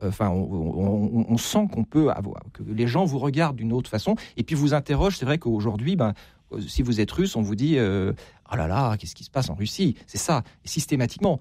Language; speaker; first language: French; native; French